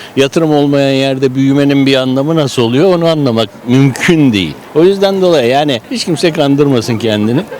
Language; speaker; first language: Turkish; native; Turkish